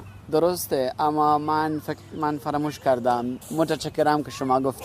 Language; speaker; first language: Persian; non-native, learner; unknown